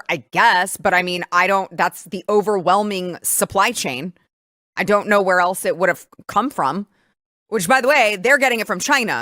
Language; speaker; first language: English; native; English